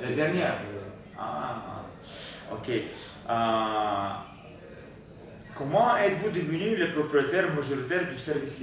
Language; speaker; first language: French; non-native, learner; Bulgarian